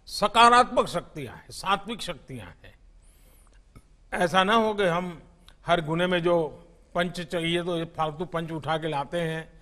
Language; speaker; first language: Hindi; non-native, local second language; Gujarati